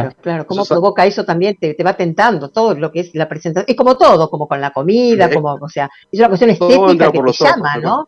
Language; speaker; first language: Spanish; native; Spanish